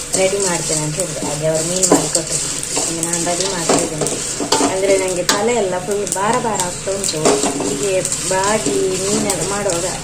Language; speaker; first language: Kannada; non-native, local second language; Tulu